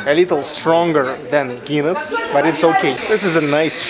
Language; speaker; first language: English; non-native, fluent; Russian